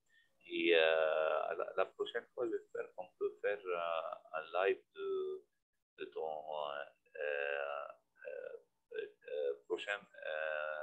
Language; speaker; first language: French; non-native, fluent; Arabic